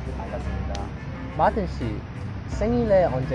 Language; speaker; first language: Korean; non-native, learner; English